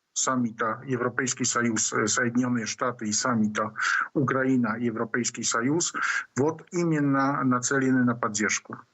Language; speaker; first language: Polish; non-native, learner; Russian